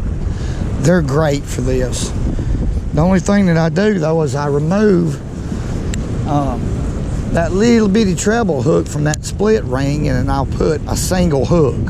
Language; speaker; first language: English; native; English